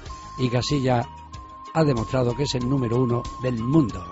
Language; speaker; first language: Spanish; native; Spanish